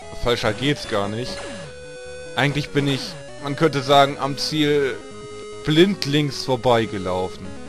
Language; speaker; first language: German; native; German